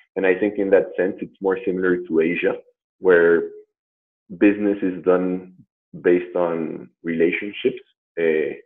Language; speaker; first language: English; non-native, fluent; Spanish